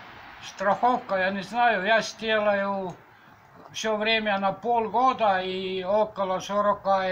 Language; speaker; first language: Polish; non-native, learner; Russian